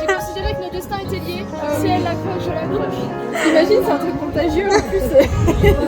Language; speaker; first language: French; native; French